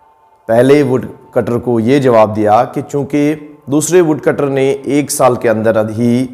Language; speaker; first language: Hindi; native; Hindi